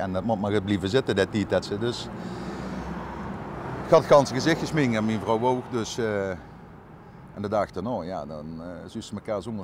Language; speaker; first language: Dutch; native; Dutch